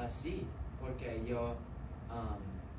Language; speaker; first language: Spanish; non-native, learner; English